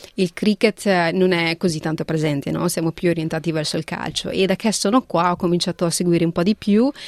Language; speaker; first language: Italian; early bilingual, other home language; Punjabi